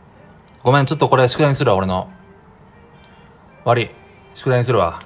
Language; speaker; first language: Japanese; native; Japanese